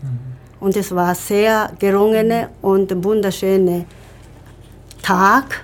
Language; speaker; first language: German; non-native, learner; Japanese